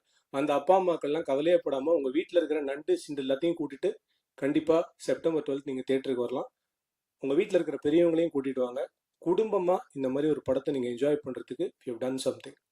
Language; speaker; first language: Tamil; native; Tamil